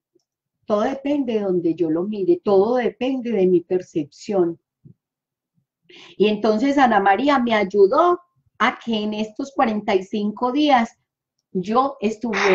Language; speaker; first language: Spanish; native; Spanish